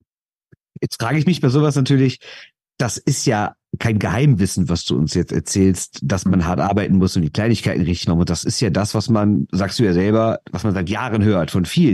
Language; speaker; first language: German; native; German